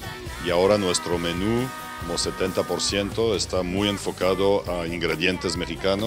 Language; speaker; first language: Spanish; non-native, fluent; French